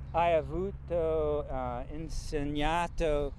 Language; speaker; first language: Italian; non-native, learner; English